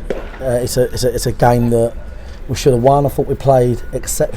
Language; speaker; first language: English; native; English